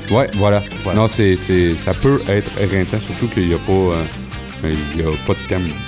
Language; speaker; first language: French; native; French